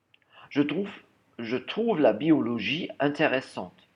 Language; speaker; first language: French; non-native, fluent; German